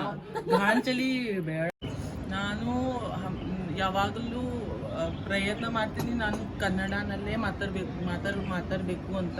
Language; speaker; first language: Kannada; non-native, learner; Manipuri